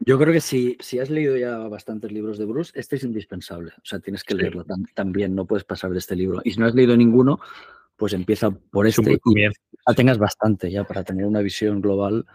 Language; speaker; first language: Spanish; native; Spanish